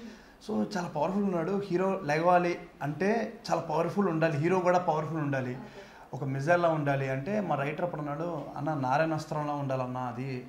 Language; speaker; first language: Telugu; native; Telugu